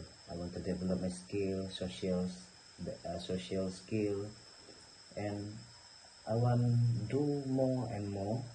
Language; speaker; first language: English; non-native, learner; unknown